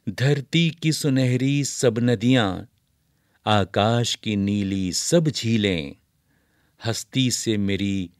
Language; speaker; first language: Urdu; native; Urdu